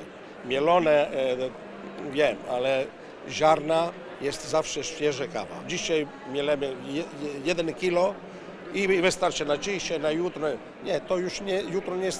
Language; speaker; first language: Polish; non-native, learner; Italian